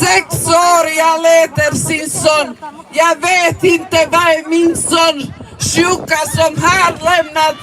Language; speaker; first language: Swedish; non-native, learner; Somali